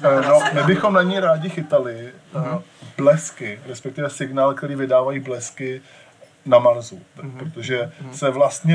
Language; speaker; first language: Czech; native; Czech